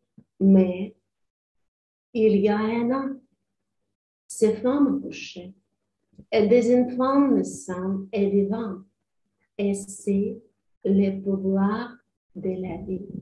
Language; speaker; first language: French; non-native, learner; Ukrainian